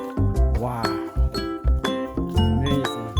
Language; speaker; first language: English; non-native, learner; Thai